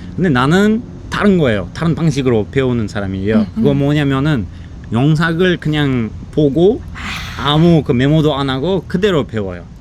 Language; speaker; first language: Korean; non-native, fluent; Uzbek